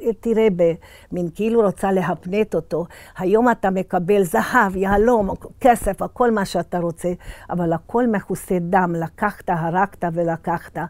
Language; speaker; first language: Hebrew; early bilingual, other home language; Hungarian